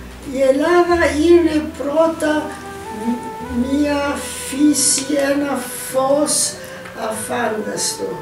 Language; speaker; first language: Greek; early bilingual, heritage; Greek